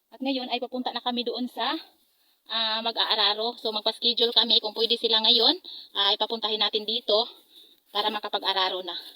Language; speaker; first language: Filipino; non-native, local second language; Hiligaynon